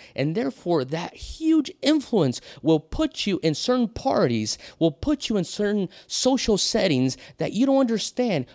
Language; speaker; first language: English; non-native, fluent; Portuguese